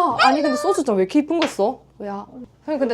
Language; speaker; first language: Korean; native; Korean